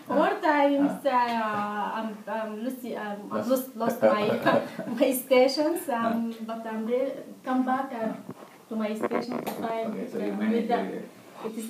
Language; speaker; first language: English; non-native, learner; Arabic